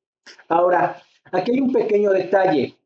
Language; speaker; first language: Spanish; native; Spanish